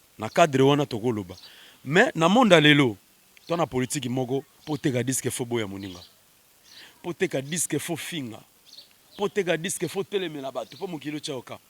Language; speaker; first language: Lingala; native; Lingala